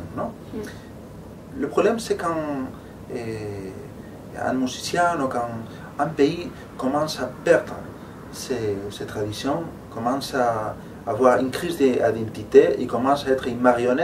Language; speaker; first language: French; non-native, fluent; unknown